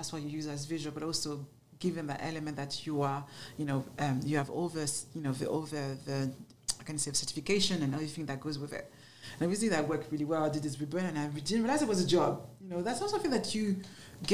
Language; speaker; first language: English; non-native, fluent; French